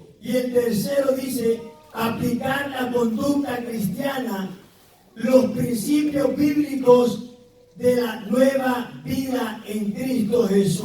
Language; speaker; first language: Spanish; native; Spanish